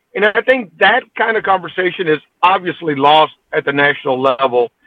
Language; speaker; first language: English; early bilingual, other home language; Spanish